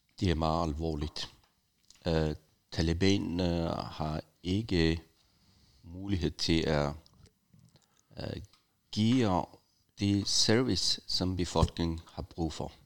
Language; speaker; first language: Danish; non-native, fluent; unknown